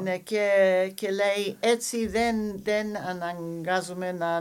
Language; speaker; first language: Greek; non-native, fluent; English